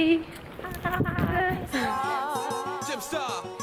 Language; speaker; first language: Spanish; early bilingual, heritage; Spanish